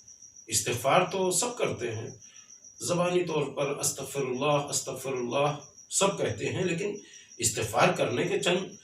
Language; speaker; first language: Urdu; native; Urdu